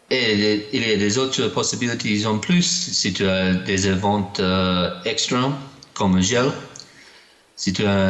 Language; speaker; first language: French; non-native, learner; English